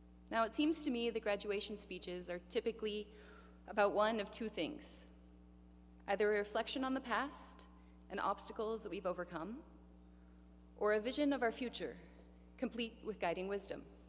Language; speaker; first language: English; native; English